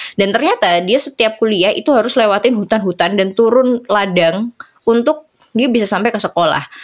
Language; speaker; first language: Indonesian; native; Indonesian